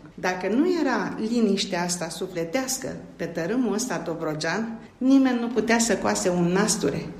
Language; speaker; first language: Romanian; non-native, local second language; Turkish